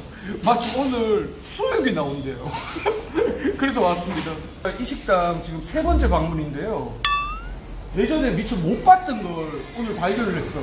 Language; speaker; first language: Korean; native; Korean